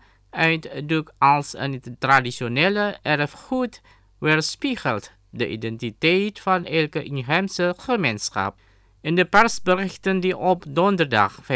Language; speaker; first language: Dutch; non-native, fluent; Indonesian